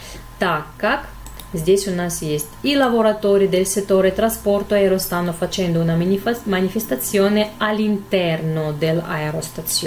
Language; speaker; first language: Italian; non-native, fluent; Russian